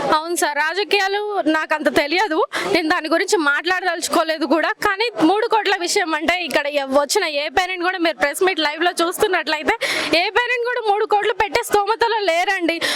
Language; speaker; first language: Telugu; native; Telugu